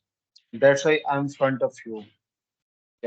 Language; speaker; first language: English; non-native, learner; Hindi